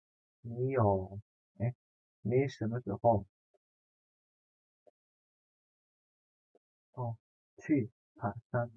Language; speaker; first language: Chinese; non-native, fluent; Indonesian